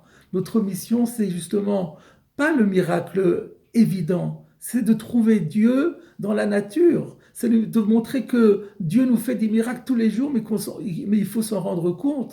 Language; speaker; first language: French; native; French